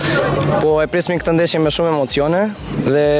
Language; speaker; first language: Albanian; early bilingual, heritage; Albanian